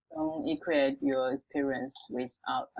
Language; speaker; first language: English; non-native, local second language; Chinese